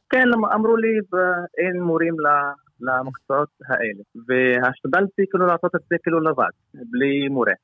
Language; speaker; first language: Hebrew; non-native, local second language; Arabic